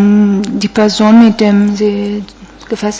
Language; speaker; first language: German; non-native, fluent; Italian